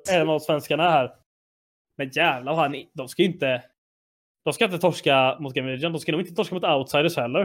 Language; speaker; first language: Swedish; native; Swedish